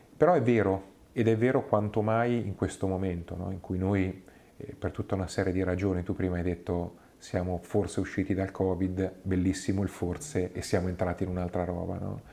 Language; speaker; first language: Italian; native; Italian